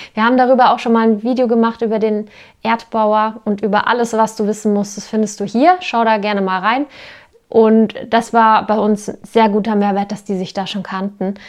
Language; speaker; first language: German; native; German